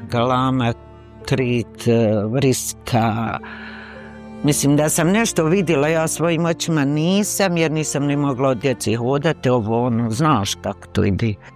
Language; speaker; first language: Bosnian; native; Bosnian